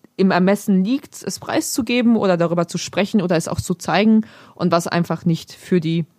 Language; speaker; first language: German; early bilingual, other home language; Polish